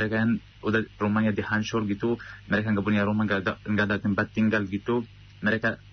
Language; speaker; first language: Indonesian; non-native, fluent; Arabic